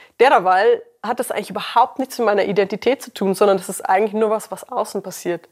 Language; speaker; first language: German; early bilingual, other home language; English